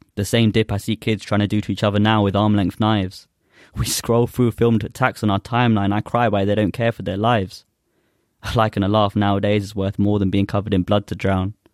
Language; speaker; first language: English; non-native, local second language; Urdu